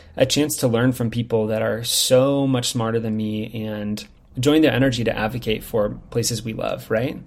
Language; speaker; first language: English; native; English